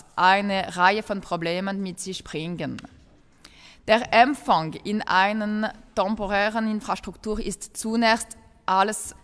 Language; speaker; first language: German; non-native, local second language; French